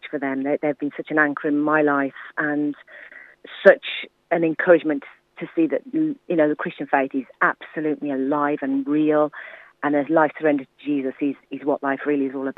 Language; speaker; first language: English; native; English